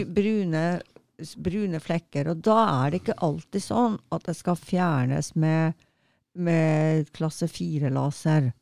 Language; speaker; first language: Norwegian; native; Norwegian